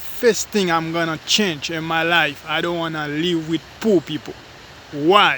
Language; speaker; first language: English; non-native, learner; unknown